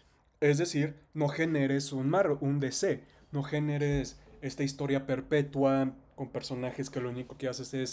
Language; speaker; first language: Spanish; native; Spanish